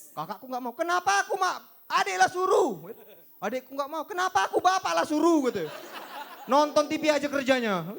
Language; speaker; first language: Indonesian; native; Indonesian